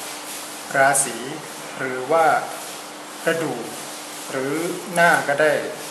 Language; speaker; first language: Thai; non-native, fluent; Burmese